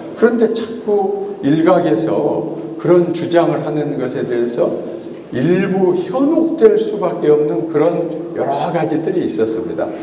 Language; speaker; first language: Korean; native; Korean